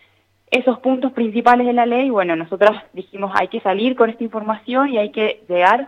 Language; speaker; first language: Spanish; native; Spanish